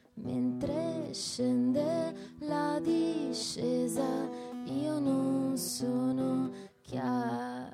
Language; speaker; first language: Italian; native; Italian